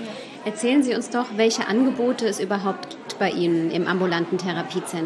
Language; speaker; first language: German; native; German